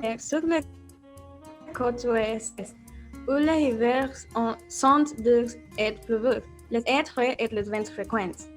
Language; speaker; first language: French; non-native, learner; Spanish